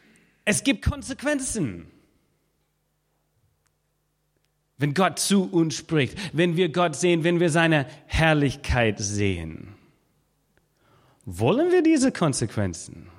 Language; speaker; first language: German; non-native, fluent; English